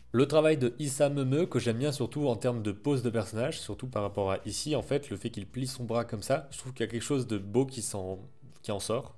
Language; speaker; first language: French; native; French